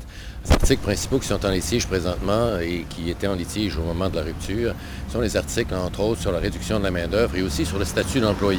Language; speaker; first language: French; native; French